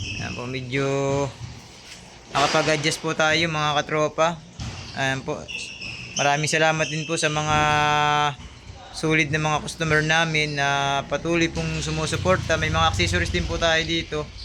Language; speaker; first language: Filipino; native; Filipino